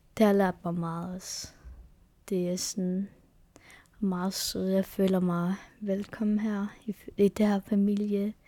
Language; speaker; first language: Danish; non-native, local second language; Kalaallisut